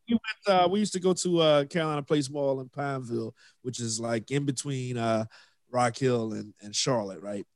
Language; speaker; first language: English; native; English